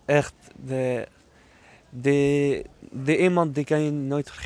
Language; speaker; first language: Dutch; non-native, learner; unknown